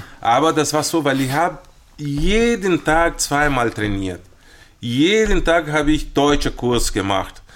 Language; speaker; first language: German; non-native, fluent; Portuguese